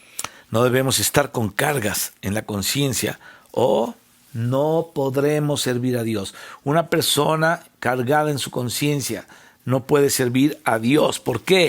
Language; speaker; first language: Spanish; native; Spanish